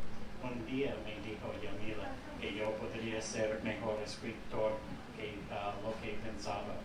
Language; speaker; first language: Spanish; non-native, fluent; English